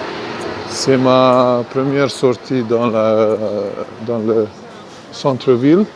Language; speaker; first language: French; non-native, fluent; Hungarian